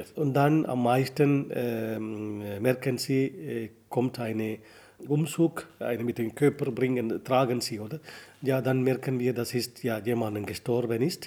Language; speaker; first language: German; non-native, learner; Tamil